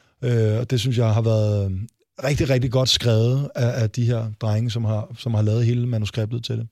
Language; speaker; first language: Danish; native; Danish